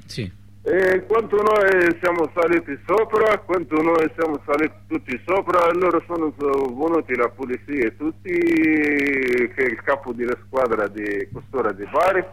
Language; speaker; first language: Italian; non-native, learner; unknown